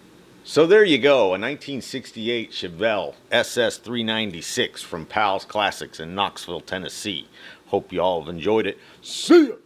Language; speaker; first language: English; native; English